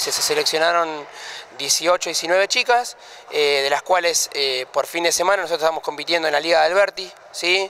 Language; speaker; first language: Spanish; native; Spanish